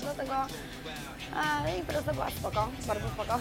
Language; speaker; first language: Polish; native; Polish